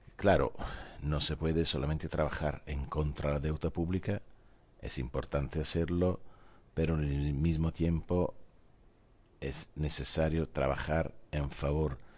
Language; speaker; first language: Spanish; non-native, fluent; Italian